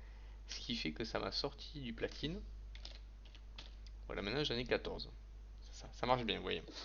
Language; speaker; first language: French; native; French